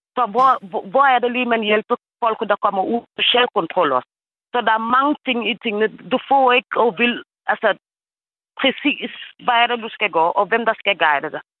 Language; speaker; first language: Danish; non-native, fluent; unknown